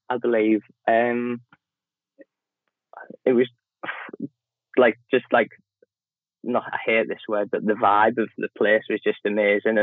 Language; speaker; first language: English; native; English